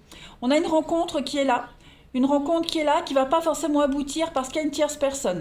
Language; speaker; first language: French; native; French